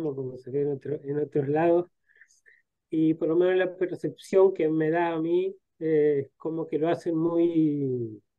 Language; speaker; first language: Spanish; native; Spanish